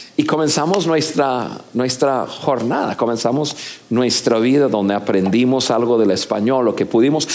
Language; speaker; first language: Spanish; non-native, fluent; English